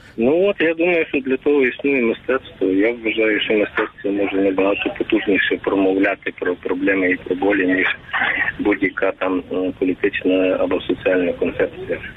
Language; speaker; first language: Ukrainian; early bilingual, heritage; Ukrainian